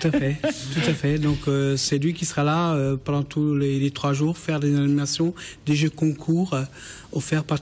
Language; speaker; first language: French; native; French